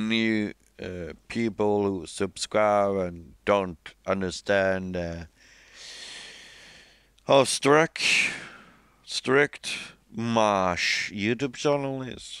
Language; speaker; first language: English; non-native, fluent; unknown